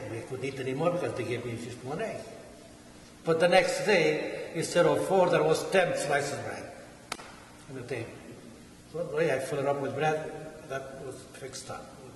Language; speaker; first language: English; non-native, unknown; Portuguese